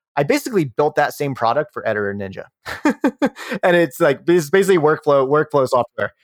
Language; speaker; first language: English; native; English